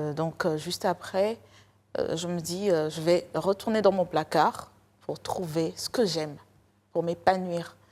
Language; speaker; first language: French; non-native, local second language; Lingala